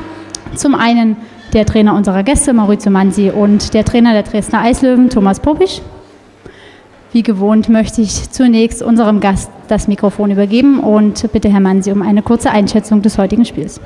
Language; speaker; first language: German; native; German